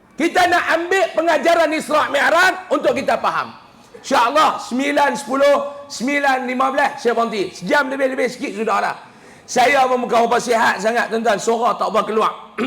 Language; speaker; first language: Malay; native; Malay